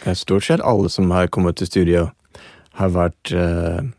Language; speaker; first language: Norwegian; non-native, fluent; English